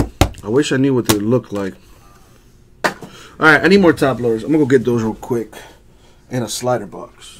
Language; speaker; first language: English; native; English